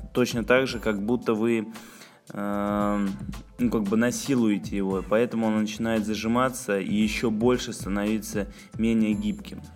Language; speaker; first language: Russian; native; Russian